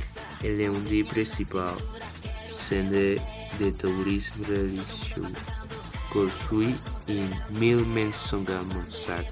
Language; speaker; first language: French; non-native, learner; Spanish